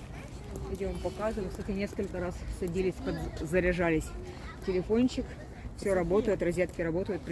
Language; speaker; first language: Russian; native; Russian